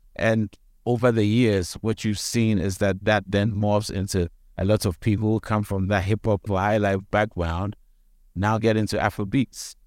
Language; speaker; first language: English; non-native, local second language; Akan